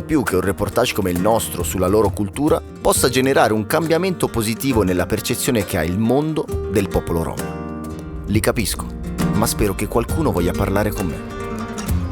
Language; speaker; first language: Italian; native; Italian